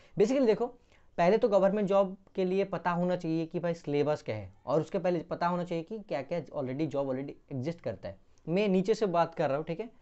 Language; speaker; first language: Hindi; non-native, local second language; Bangla